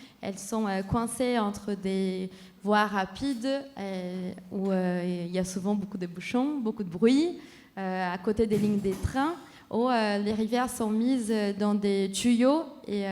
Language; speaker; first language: French; non-native, fluent; Portuguese